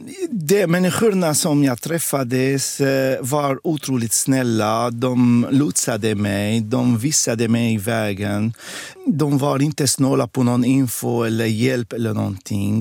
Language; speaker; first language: Swedish; non-native, fluent; Arabic